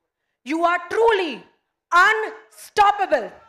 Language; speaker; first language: Telugu; non-native, learner; Hindi